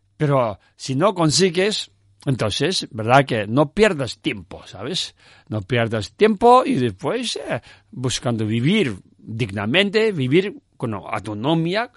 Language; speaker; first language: Spanish; non-native, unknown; Tibetan